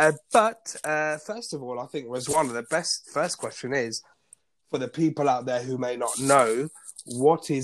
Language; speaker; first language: English; non-native, local second language; Gujarati